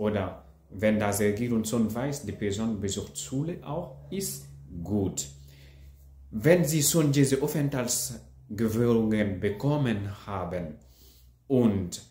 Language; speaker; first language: German; non-native, learner; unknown